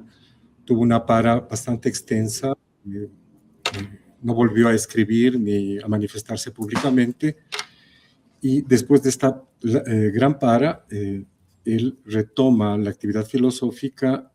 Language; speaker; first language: Spanish; native; Spanish